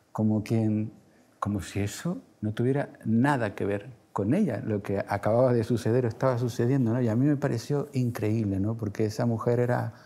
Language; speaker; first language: Spanish; native; Spanish